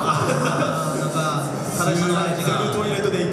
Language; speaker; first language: Japanese; non-native, learner; Korean